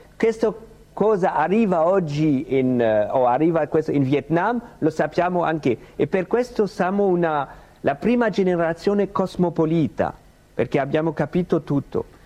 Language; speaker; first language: Italian; non-native, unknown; French